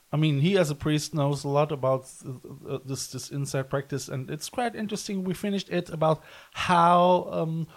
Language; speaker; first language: English; non-native, fluent; German